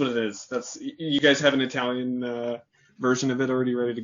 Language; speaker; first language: English; native; English